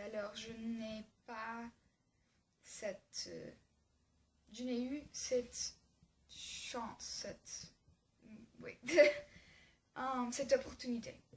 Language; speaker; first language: French; non-native, learner; English